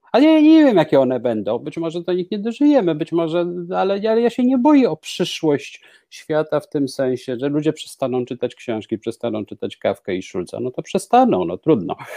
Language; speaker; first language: Polish; native; Polish